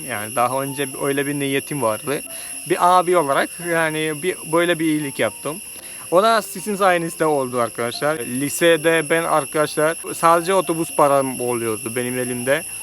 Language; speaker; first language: Turkish; non-native, fluent; Malayalam